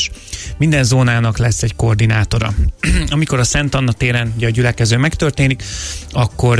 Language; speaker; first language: Hungarian; native; Hungarian